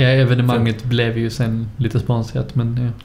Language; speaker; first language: Swedish; native; Swedish